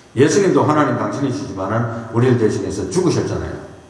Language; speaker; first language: Korean; native; Korean